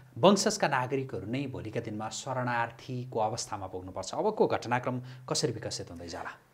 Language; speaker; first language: Nepali; native; Nepali